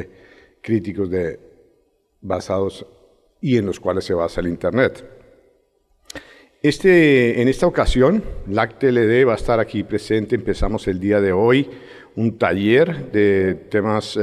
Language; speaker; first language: Spanish; native; Spanish